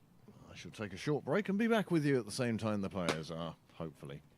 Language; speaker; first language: English; native; English